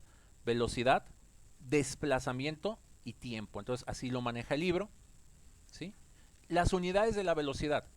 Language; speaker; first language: Spanish; native; Spanish